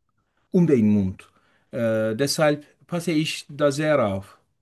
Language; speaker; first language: German; non-native, fluent; Turkish